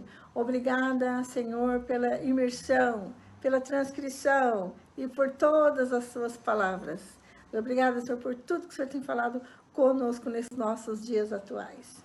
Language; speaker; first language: Portuguese; native; Portuguese